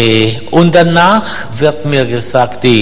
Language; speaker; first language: German; non-native, fluent; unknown